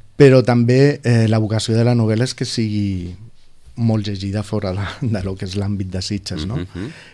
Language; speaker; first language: Catalan; non-native, local second language; Spanish